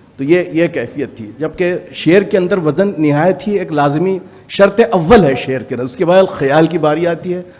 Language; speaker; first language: Urdu; native; Urdu